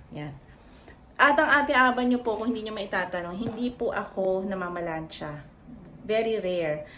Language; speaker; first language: Filipino; native; Filipino